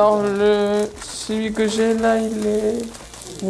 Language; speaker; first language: French; native; French